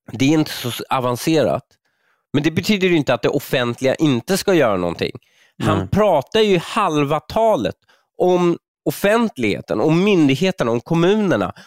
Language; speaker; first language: Swedish; early bilingual, other home language; Persian